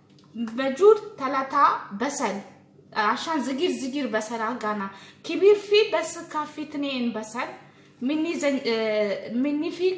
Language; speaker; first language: Arabic; non-native, learner; Amharic